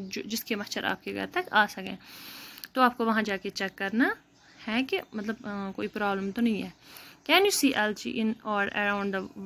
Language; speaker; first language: Urdu; non-native, local second language; Kashmiri